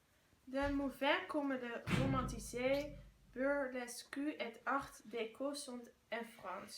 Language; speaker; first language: French; non-native, learner; Dutch